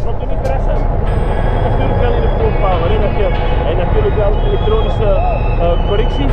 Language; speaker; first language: Dutch; native; Dutch